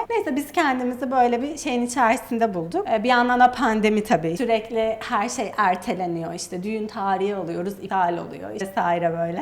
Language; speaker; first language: Turkish; native; Turkish